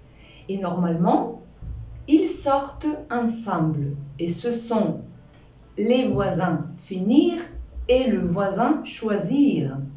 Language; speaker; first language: French; non-native, fluent; Spanish